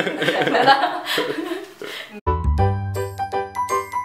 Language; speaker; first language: French; non-native, learner; Lao